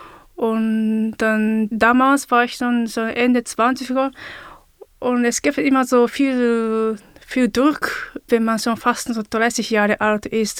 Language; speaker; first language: German; non-native, fluent; Japanese